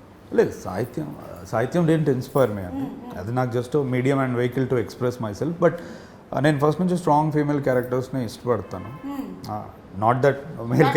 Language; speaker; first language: Telugu; native; Telugu